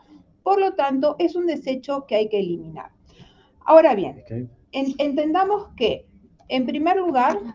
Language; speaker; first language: Spanish; native; Spanish